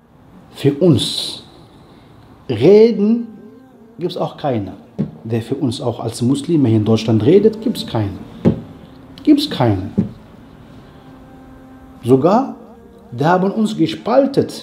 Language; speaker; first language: German; non-native, fluent; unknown